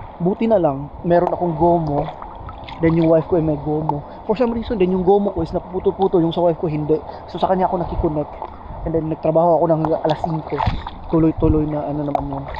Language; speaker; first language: Filipino; non-native, local second language; Cebuano